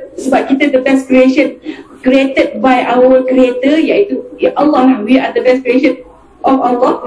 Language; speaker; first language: English; non-native, local second language; Malay